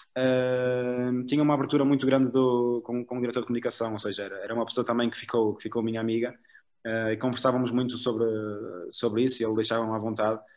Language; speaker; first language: Portuguese; native; Portuguese